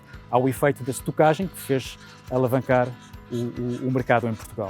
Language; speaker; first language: Portuguese; native; Portuguese